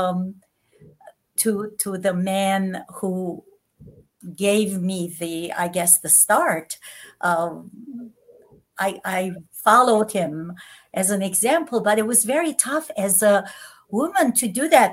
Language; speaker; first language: English; non-native, fluent; Turkish